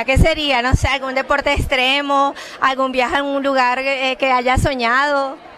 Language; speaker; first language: Spanish; native; Spanish